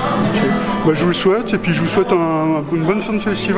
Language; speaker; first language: French; native; French